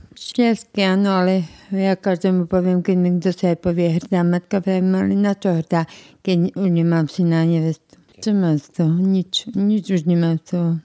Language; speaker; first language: Slovak; native; Slovak